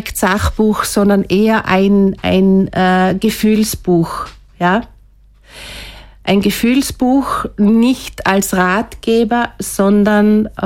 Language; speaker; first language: German; native; German